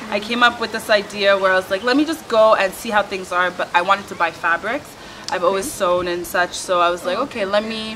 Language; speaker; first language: English; native; English